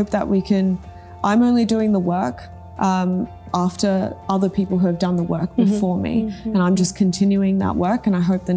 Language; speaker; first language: English; early bilingual, other home language; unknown